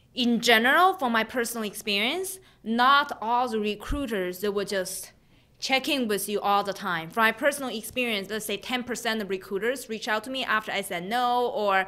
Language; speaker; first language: English; non-native, fluent; Chinese